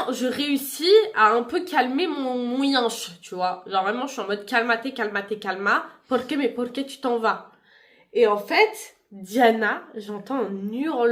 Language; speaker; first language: French; native; French